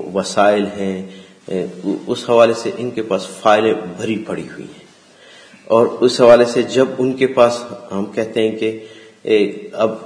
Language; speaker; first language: Urdu; non-native, local second language; Baluchi